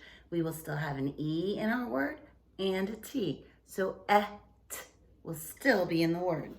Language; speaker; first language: English; native; English